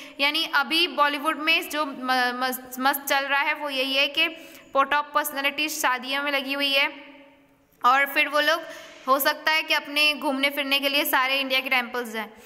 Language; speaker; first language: Hindi; native; Hindi